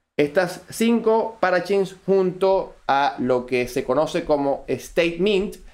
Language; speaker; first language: Spanish; native; Spanish